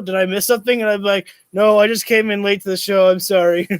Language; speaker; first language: English; native; English